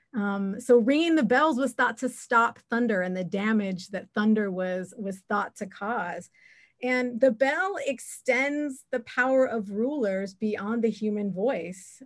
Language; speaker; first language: English; native; English